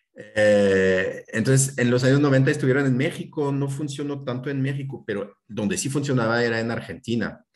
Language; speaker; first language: Spanish; non-native, fluent; French